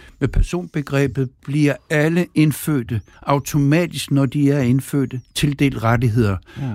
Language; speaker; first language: Danish; native; Danish